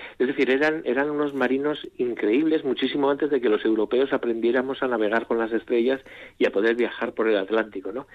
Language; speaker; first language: Spanish; native; Spanish